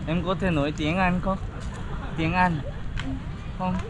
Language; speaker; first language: Vietnamese; non-native, learner; Korean